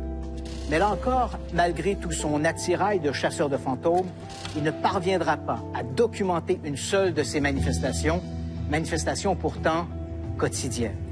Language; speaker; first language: French; native; French